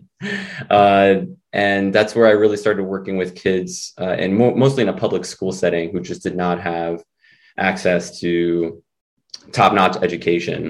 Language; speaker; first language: English; early bilingual, other home language; Spanish